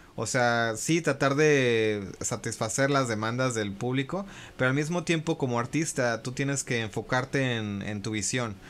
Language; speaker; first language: Spanish; early bilingual, heritage; Spanish